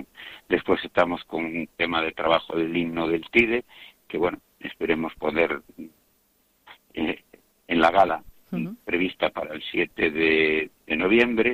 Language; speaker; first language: Spanish; native; Spanish